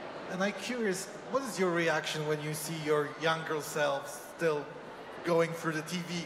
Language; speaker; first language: English; non-native, fluent; Polish